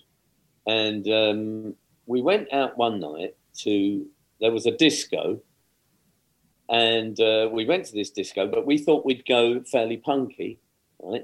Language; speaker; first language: English; native; English